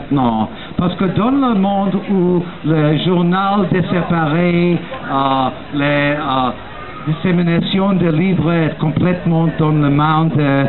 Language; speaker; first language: French; non-native, learner; English